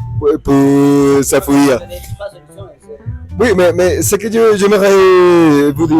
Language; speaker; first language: French; non-native, learner; Spanish